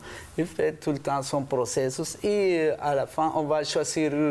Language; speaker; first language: French; non-native, fluent; Spanish